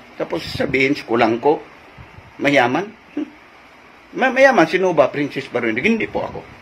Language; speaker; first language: Filipino; non-native, local second language; Cebuano